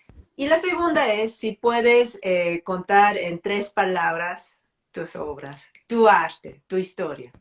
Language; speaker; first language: Spanish; non-native, fluent; Korean